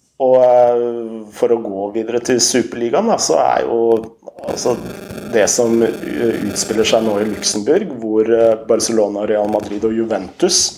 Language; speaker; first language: Norwegian; native; Norwegian